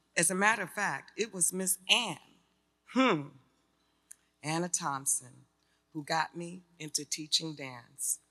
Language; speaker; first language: English; native; English